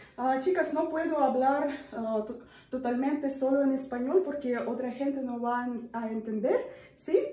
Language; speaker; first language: Spanish; non-native, learner; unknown